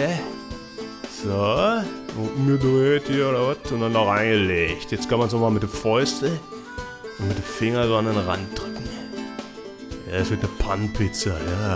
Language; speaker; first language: German; native; German